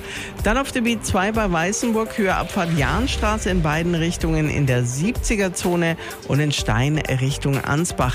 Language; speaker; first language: German; native; German